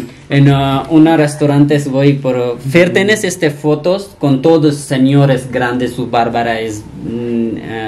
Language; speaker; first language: Spanish; non-native, learner; Punjabi